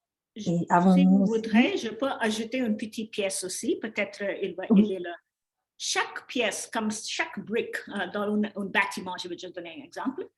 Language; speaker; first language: French; non-native, learner; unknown